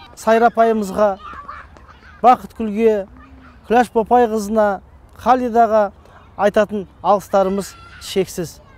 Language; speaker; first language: Kazakh; early bilingual, heritage; Kazakh